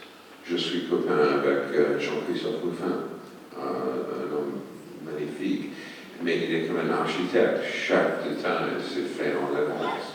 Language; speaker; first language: French; non-native, fluent; English